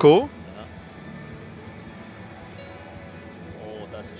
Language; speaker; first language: German; non-native, fluent; Danish